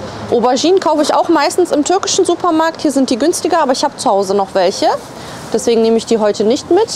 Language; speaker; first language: German; native; German